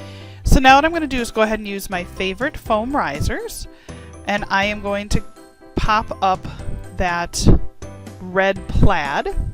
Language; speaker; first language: English; native; English